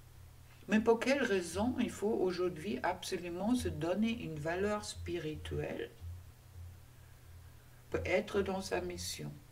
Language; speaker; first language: French; non-native, fluent; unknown